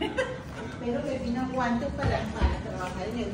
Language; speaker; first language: Spanish; native; Spanish